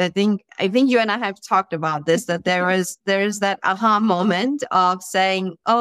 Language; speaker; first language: English; non-native, local second language; Gujarati